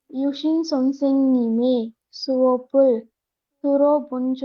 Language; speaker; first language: Korean; non-native, learner; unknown